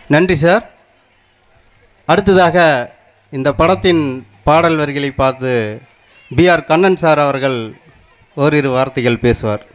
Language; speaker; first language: Tamil; native; Tamil